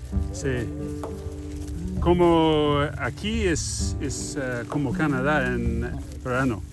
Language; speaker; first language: Spanish; non-native, learner; English